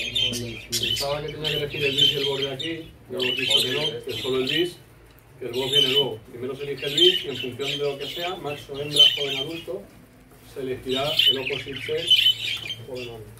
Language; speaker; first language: Spanish; native; Spanish